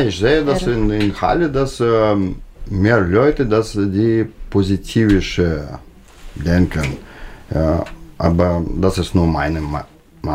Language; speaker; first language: German; non-native, learner; Russian